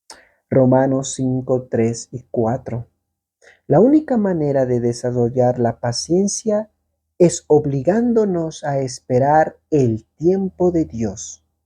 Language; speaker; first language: Spanish; native; Spanish